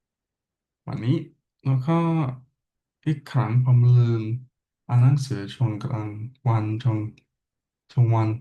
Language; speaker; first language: Thai; non-native, learner; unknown